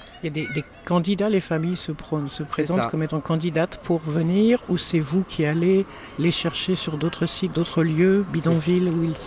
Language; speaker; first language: French; native; French